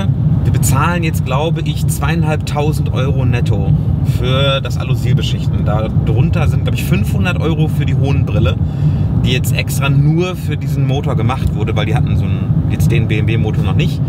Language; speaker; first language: German; native; German